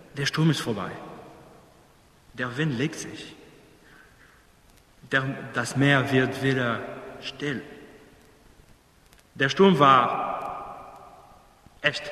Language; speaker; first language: German; non-native, fluent; English